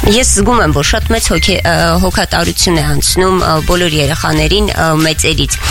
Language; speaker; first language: Armenian; native; Armenian